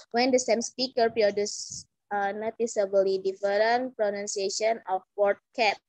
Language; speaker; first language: English; non-native, learner; Indonesian